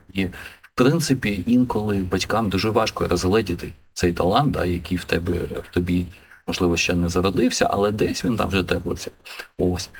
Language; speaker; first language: Ukrainian; non-native, local second language; Russian